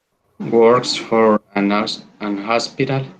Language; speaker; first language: English; non-native, learner; Spanish